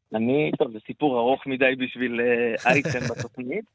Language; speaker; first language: Hebrew; early bilingual, other home language; Arabic